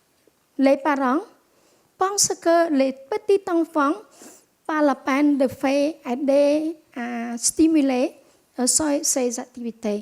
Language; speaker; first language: French; non-native, local second language; Khmer